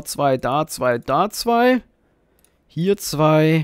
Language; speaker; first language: German; native; German